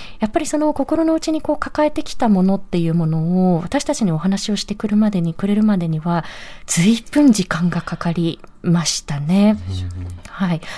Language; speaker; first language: Japanese; native; Japanese